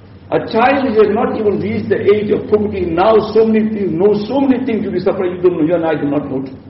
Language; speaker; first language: English; native; English